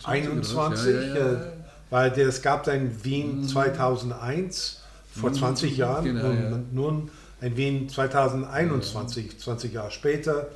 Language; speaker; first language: German; non-native, fluent; English